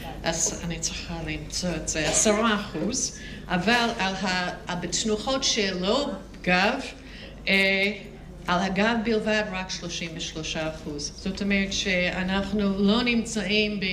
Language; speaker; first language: Hebrew; non-native, fluent; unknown